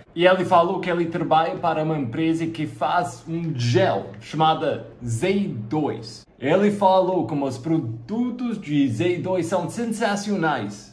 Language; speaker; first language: Portuguese; non-native, fluent; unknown